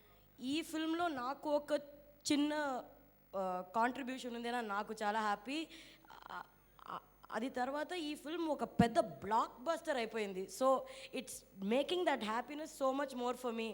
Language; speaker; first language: Telugu; non-native, fluent; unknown